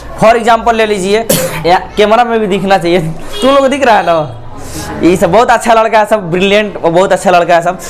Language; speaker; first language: Hindi; native; Hindi